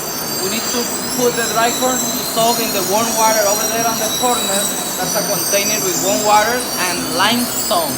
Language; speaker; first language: English; non-native, fluent; Spanish